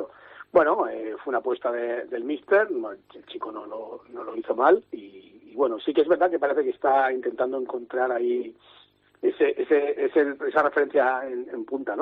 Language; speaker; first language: Spanish; native; Spanish